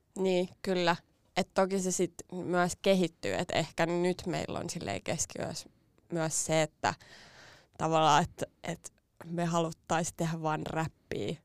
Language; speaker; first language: Finnish; native; Finnish